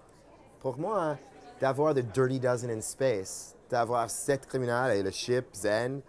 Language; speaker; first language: French; non-native, fluent; English